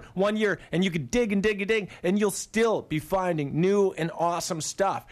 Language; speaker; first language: English; native; English